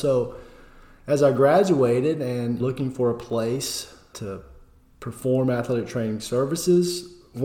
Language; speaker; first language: English; native; English